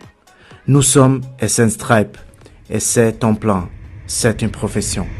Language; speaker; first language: French; non-native, fluent; Italian